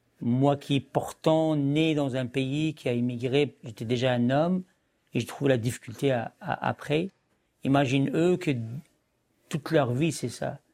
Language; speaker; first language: French; non-native, local second language; Arabic